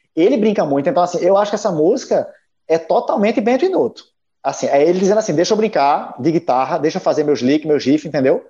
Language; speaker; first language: Portuguese; native; Portuguese